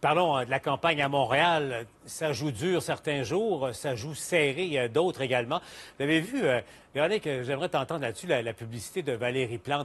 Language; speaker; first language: French; native; French